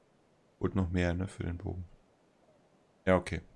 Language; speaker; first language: German; native; German